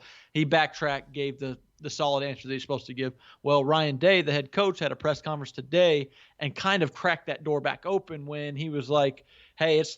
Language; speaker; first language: English; native; English